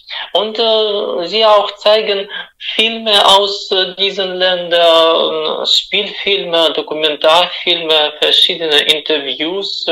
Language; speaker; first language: German; non-native, fluent; Russian